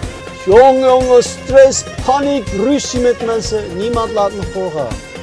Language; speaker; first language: Dutch; non-native, fluent; Turkish